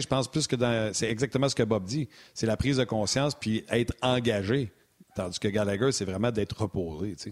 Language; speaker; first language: French; native; French